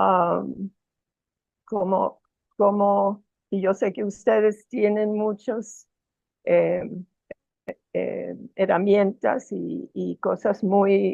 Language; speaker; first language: Spanish; non-native, fluent; English